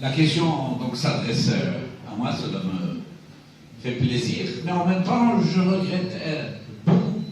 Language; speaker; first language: French; non-native, local second language; Arabic